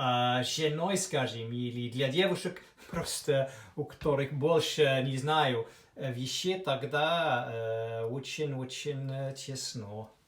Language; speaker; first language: Russian; non-native, fluent; English